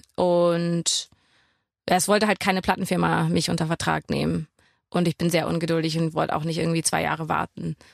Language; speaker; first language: German; non-native, fluent; English